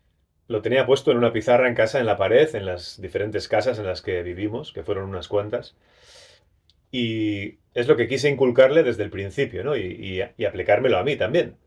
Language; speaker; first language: Spanish; native; Spanish